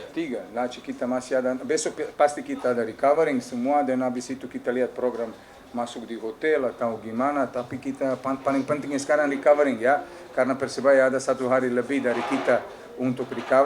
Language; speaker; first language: Indonesian; non-native, fluent; Serbian